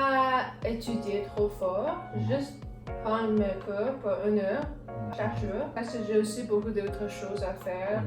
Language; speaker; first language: French; non-native, learner; English